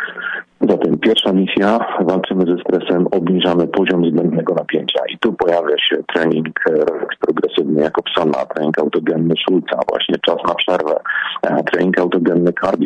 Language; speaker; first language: Polish; native; Polish